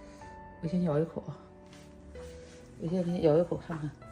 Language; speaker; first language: Chinese; native; Chinese